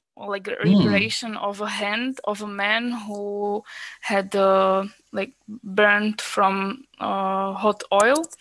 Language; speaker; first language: English; non-native, fluent; Slovak